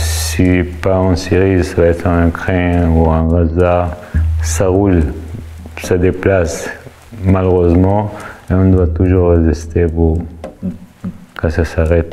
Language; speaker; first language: French; non-native, fluent; Arabic